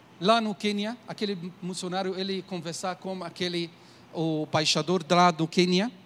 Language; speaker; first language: Portuguese; non-native, learner; Arabic